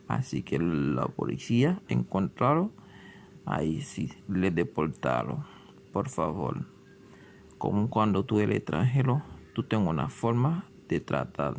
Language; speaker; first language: Spanish; non-native, learner; Haitian Creole